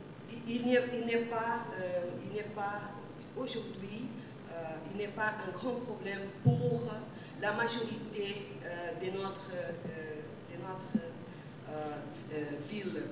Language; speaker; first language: French; non-native, fluent; Portuguese